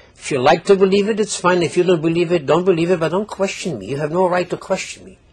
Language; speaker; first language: English; non-native, fluent; Polish